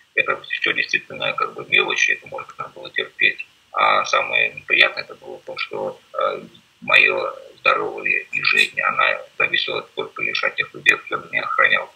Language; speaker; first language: Russian; native; Russian